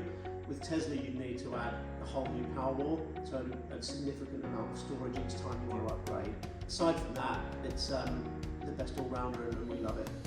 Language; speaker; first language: English; native; English